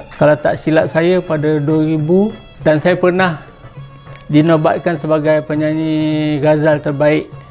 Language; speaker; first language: Malay; native; Malay